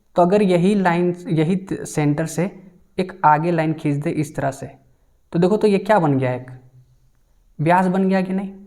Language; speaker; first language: Hindi; native; Hindi